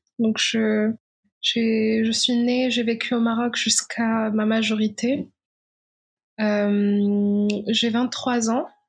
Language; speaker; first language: French; non-native, local second language; Arabic